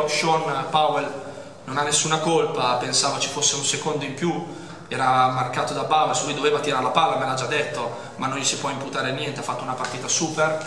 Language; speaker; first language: Italian; native; Italian